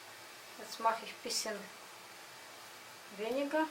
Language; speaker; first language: German; non-native, fluent; Russian